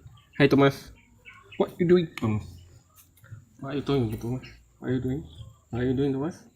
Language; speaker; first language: English; non-native, local second language; Malay